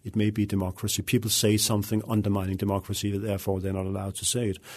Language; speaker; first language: English; non-native, fluent; Danish